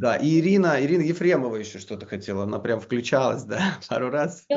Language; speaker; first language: Russian; native; Russian